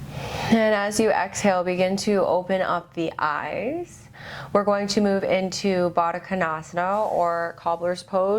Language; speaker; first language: English; native; English